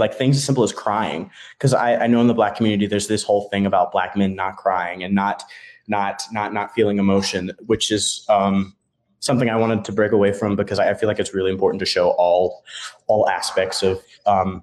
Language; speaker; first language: English; native; English